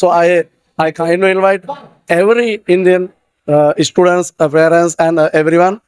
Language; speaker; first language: English; non-native, learner; Sinhala